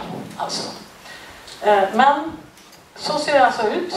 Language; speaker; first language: Swedish; native; Swedish